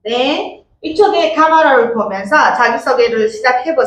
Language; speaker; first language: Korean; non-native, fluent; Nepali